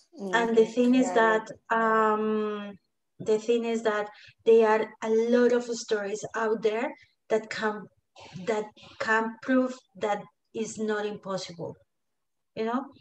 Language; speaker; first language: English; non-native, fluent; Spanish